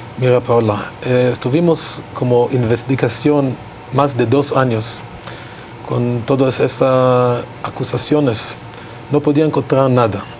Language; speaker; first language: Spanish; non-native, learner; Hebrew